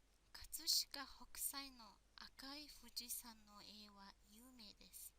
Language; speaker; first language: Japanese; non-native, fluent; Mongolian